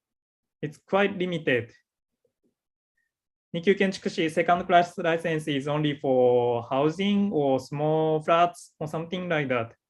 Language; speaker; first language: English; non-native, learner; Japanese